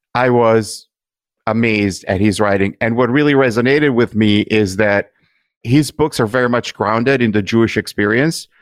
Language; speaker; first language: English; non-native, fluent; Italian